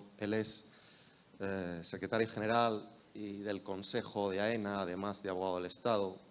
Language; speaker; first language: Spanish; native; Spanish